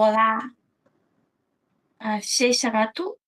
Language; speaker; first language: French; non-native, learner; Vietnamese